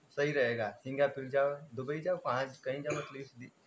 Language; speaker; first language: Hindi; native; Hindi